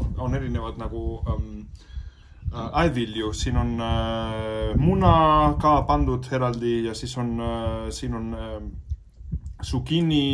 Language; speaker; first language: Estonian; non-native, learner; Spanish